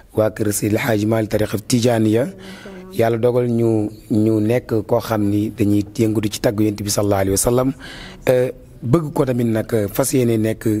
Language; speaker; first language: Wolof; native; Wolof